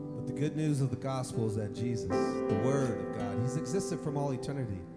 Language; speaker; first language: English; native; English